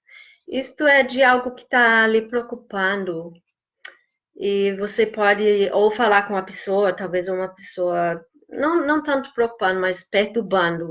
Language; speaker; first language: Portuguese; non-native, fluent; English